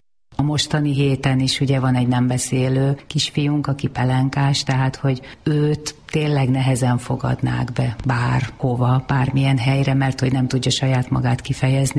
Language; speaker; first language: Hungarian; native; Hungarian